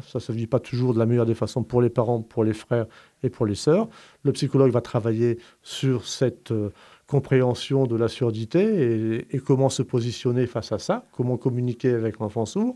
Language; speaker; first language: French; native; French